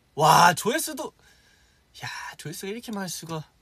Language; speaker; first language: Korean; early bilingual, heritage; Korean